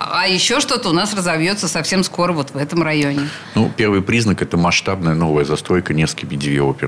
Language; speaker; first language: Russian; native; Russian